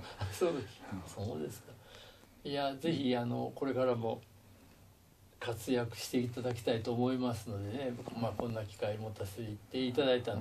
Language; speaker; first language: Japanese; native; Japanese